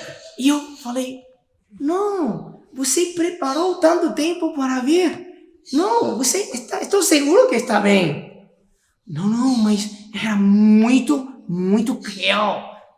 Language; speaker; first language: Portuguese; non-native, fluent; Spanish